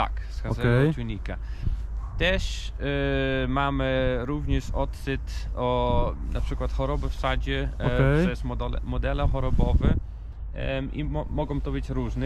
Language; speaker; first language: Polish; non-native, learner; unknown